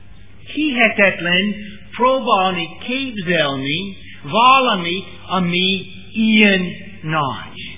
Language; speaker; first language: Hungarian; non-native, learner; English